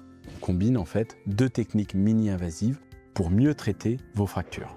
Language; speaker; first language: French; native; French